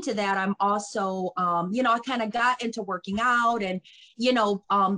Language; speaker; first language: English; native; English